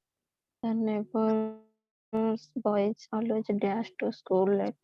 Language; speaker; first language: English; non-native, learner; Hindi